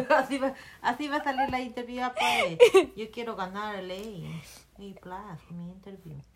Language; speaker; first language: Spanish; native; Spanish